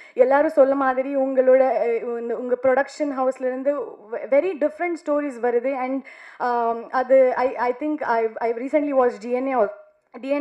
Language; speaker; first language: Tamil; non-native, learner; Kannada